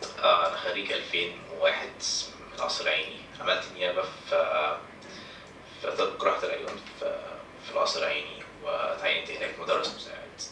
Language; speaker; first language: Arabic; native; Arabic